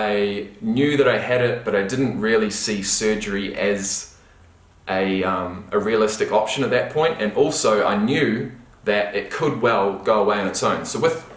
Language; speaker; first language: English; native; English